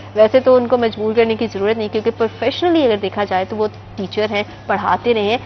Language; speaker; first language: Urdu; non-native, local second language; Punjabi